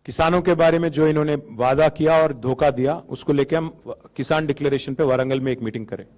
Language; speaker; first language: Hindi; non-native, local second language; Telugu